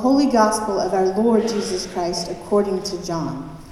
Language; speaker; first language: English; native; English